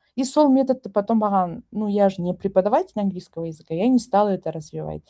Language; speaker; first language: Russian; non-native, local second language; Kazakh